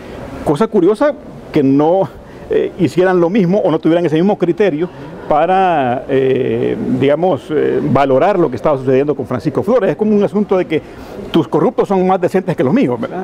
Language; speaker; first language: Spanish; native; Spanish